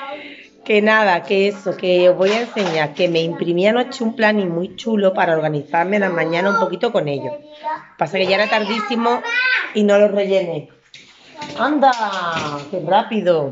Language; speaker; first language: Spanish; native; Spanish